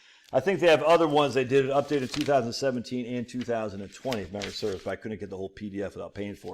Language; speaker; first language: English; native; English